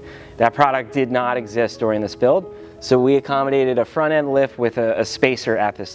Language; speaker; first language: English; native; English